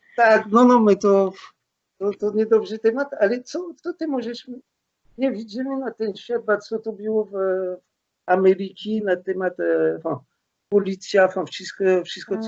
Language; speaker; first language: Polish; non-native, learner; French